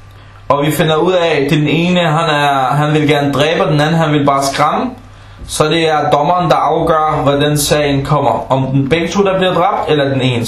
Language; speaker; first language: Danish; early bilingual, other home language; Arabic